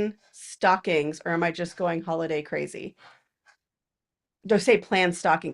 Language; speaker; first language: English; native; English